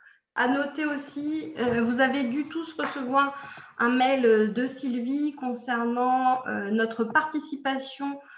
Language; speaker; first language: French; native; French